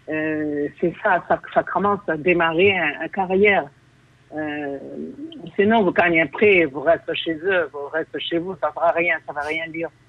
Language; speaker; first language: French; non-native, fluent; Chinese